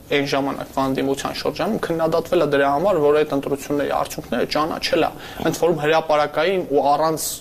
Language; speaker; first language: Armenian; native; Armenian